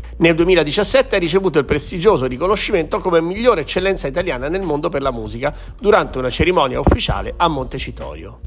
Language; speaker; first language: Italian; native; Italian